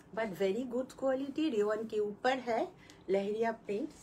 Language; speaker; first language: Hindi; non-native, local second language; Bangla